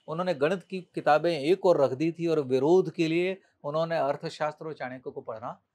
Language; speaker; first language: Hindi; native; Hindi